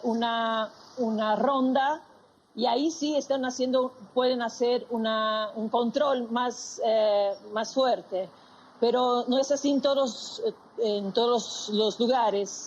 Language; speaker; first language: Spanish; non-native, fluent; Portuguese